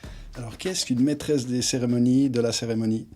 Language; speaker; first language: French; native; French